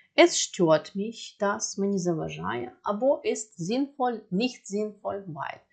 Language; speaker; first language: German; non-native, fluent; Ukrainian